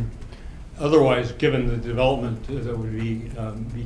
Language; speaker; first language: English; native; English